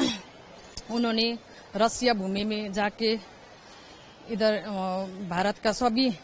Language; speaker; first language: Hindi; non-native, local second language; Nepali